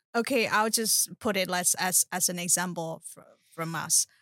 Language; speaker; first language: English; non-native, fluent; Burmese